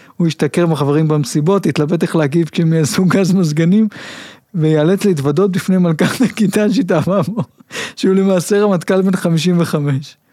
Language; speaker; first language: Hebrew; native; Hebrew